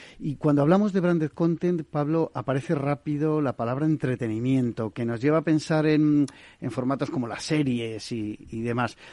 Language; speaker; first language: Spanish; native; Spanish